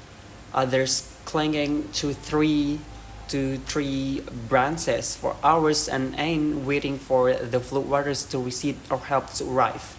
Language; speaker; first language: English; non-native, learner; Indonesian